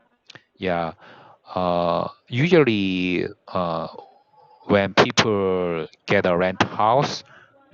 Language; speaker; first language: English; non-native, learner; Korean